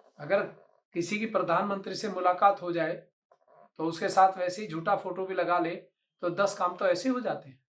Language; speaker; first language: Hindi; native; Hindi